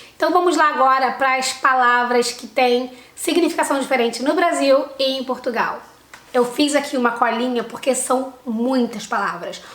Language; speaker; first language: Portuguese; native; Portuguese